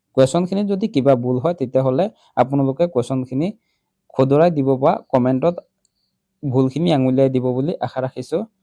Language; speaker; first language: Assamese; native; Assamese